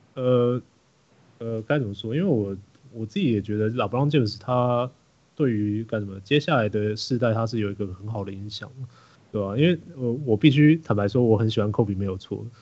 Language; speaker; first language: Chinese; native; Chinese